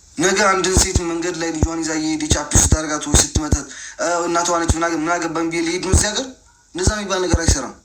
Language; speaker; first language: Amharic; non-native, local second language; Tigrinya